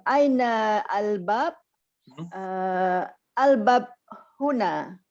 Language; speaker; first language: Arabic; non-native, learner; Malay